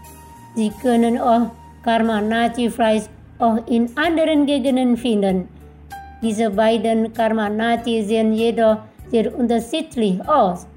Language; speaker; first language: German; non-native, fluent; Indonesian